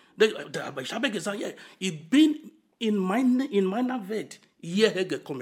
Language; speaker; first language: German; non-native, fluent; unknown